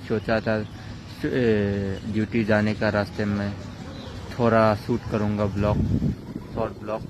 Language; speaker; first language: Hindi; non-native, local second language; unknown